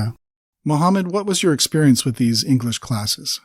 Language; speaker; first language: English; native; English